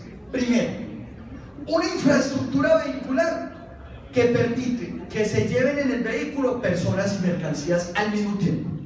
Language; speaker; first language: Spanish; native; Spanish